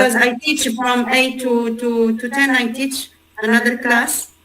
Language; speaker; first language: English; non-native, learner; Arabic